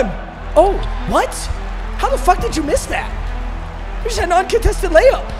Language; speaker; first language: English; native; English